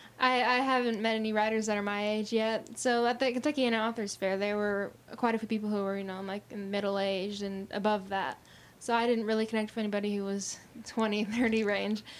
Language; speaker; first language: English; native; English